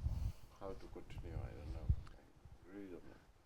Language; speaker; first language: English; non-native, learner; Wolof